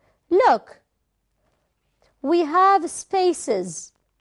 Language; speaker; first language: English; non-native, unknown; Arabic